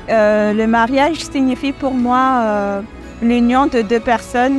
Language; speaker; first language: French; early bilingual, other home language; Malagasy